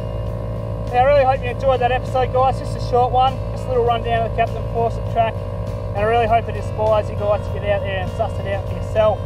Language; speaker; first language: English; native; English